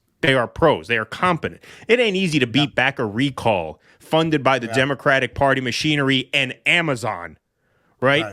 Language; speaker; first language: English; native; English